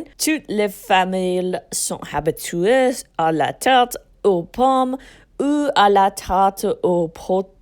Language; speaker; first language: French; non-native, learner; English